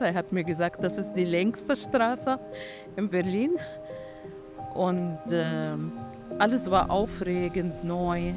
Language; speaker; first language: German; non-native, fluent; Arabic